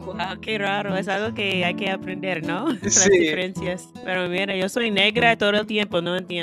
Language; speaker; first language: Spanish; non-native, fluent; English